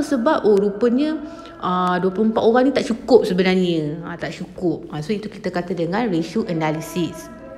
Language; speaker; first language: Malay; native; Malay